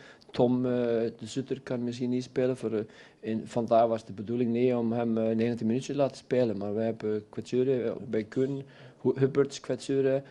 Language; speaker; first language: Dutch; non-native, fluent; Icelandic